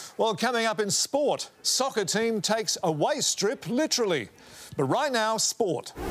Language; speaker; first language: English; native; English